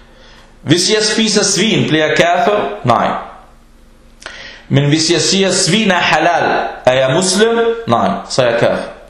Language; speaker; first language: Danish; non-native, fluent; Arabic